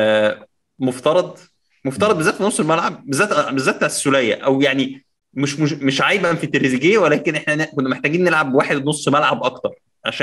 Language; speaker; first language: Arabic; native; Arabic